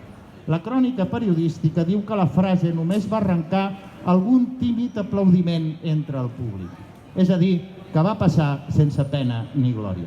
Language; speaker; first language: Catalan; native; Catalan